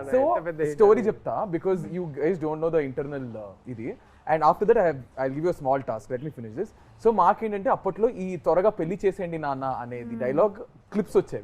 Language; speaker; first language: Telugu; native; Telugu